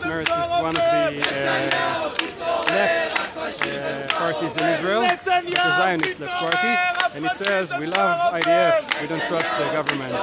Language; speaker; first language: English; non-native, fluent; Hebrew